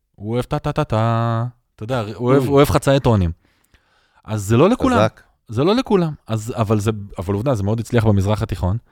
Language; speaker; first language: Hebrew; native; Hebrew